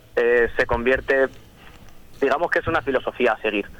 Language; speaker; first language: Spanish; native; Spanish